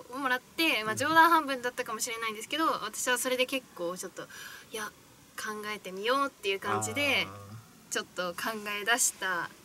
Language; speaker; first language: Japanese; native; Japanese